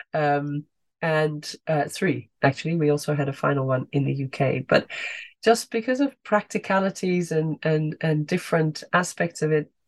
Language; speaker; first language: English; non-native, fluent; Dutch